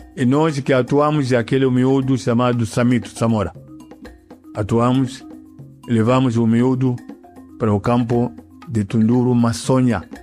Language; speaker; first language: Portuguese; non-native, local second language; Yao